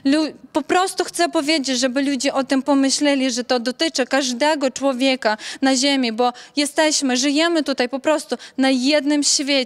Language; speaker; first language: Polish; non-native, learner; Ukrainian